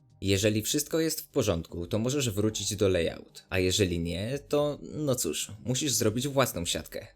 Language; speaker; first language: Polish; native; Polish